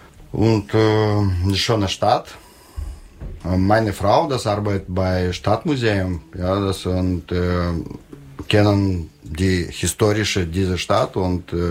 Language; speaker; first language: German; non-native, learner; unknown